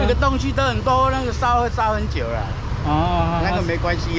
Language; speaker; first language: Chinese; native; Chinese